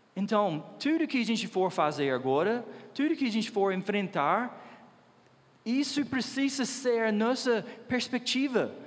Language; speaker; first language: Portuguese; non-native, fluent; English